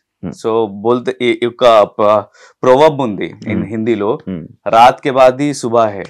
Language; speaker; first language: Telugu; non-native, local second language; Urdu